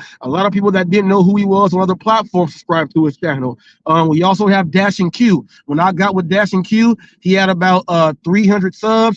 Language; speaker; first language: English; native; English